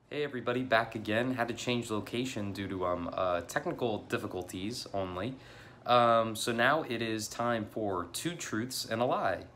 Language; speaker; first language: English; native; English